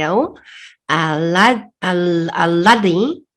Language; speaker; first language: Arabic; non-native, learner; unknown